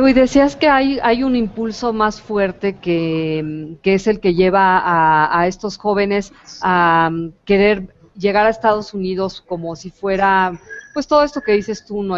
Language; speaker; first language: Spanish; native; Spanish